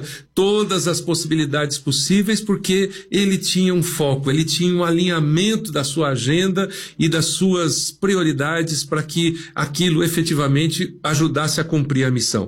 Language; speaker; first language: Portuguese; native; Portuguese